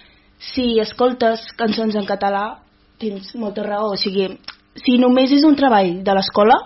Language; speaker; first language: Catalan; early bilingual, other home language; Wolof